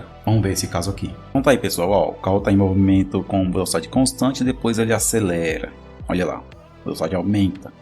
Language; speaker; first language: Portuguese; native; Portuguese